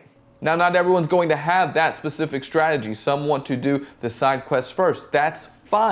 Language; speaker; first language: English; native; English